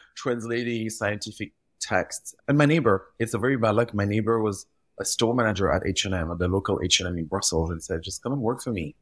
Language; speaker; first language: English; early bilingual, other home language; French